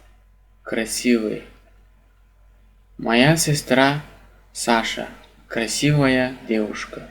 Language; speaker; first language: Russian; non-native, fluent; Turkmen